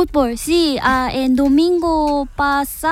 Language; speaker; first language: Spanish; non-native, learner; Korean